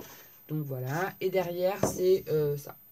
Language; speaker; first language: French; native; French